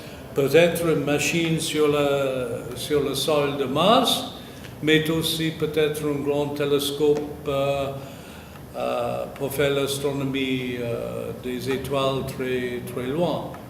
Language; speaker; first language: French; non-native, fluent; English